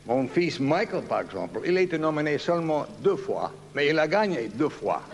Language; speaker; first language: French; native; French